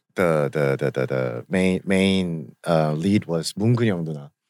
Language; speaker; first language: English; early bilingual, other home language; Korean